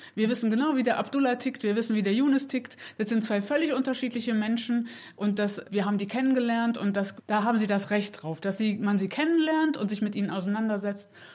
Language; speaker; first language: German; native; German